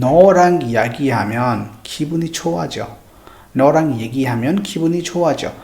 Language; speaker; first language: Korean; non-native, fluent; Hindi